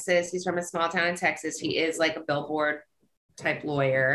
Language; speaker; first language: English; native; English